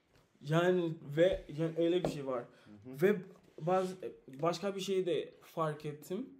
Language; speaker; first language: Turkish; non-native, learner; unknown